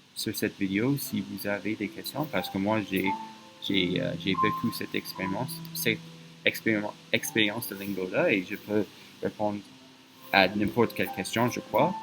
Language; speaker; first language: French; non-native, fluent; English